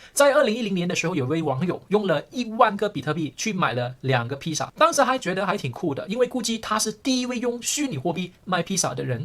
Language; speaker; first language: Chinese; early bilingual, heritage; Chinese